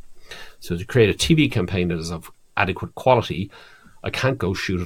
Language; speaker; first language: English; native; English